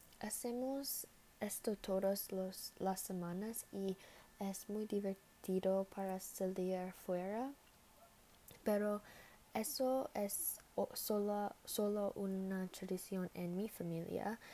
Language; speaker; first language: Spanish; non-native, learner; English